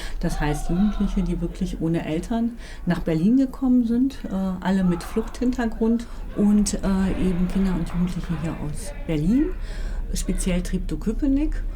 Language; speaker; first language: German; native; German